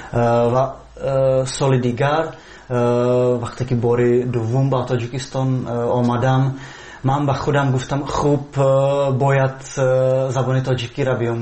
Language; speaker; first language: Persian; non-native, fluent; Czech